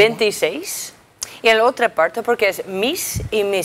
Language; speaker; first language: Spanish; non-native, learner; Dutch